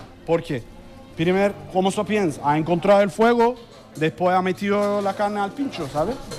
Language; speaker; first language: Spanish; non-native, learner; Turkish